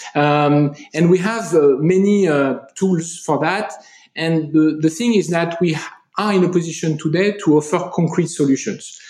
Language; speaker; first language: English; non-native, fluent; French